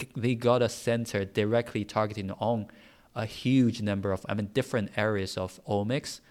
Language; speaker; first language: English; non-native, fluent; Chinese